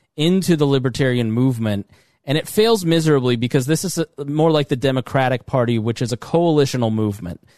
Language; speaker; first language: English; native; English